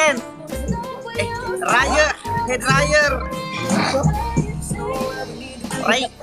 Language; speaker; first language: English; non-native, learner; Indonesian